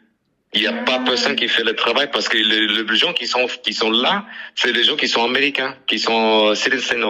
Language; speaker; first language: French; non-native, learner; English